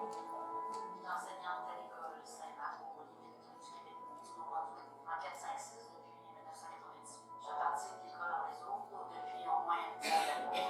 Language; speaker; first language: French; native; French